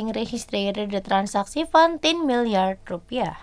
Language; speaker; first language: Dutch; non-native, fluent; Indonesian